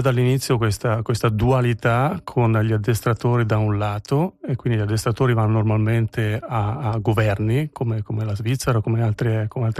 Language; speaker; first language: Italian; native; Italian